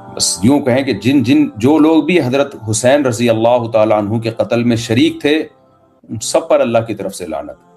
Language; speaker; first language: Urdu; native; Urdu